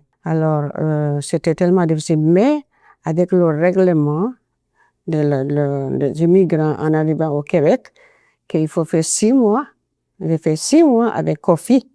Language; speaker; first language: French; non-native, fluent; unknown